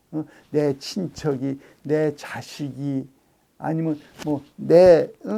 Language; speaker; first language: Korean; native; Korean